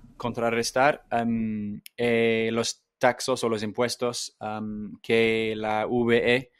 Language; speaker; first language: Spanish; non-native, fluent; English